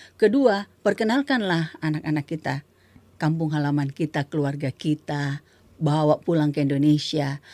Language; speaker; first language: Indonesian; native; Indonesian